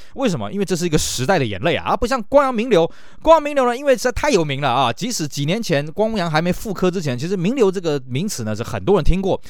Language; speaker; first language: Chinese; native; Chinese